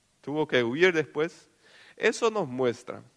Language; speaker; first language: Spanish; non-native, local second language; Plautdietsch